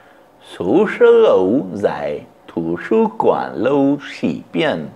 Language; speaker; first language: Chinese; non-native, fluent; Hindi